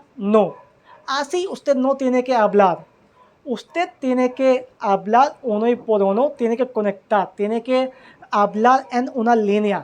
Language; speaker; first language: Spanish; non-native, learner; Hindi